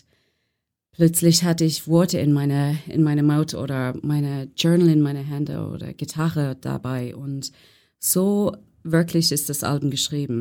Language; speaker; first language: German; non-native, learner; English